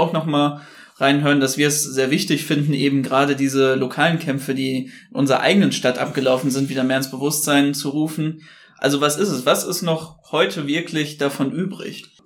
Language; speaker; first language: German; native; German